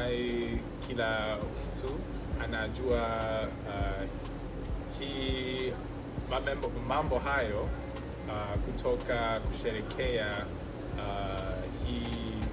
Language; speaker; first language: Swahili; non-native, learner; English